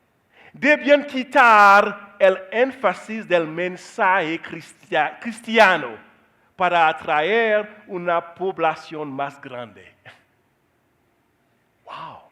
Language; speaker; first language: Spanish; non-native, learner; Haitian Creole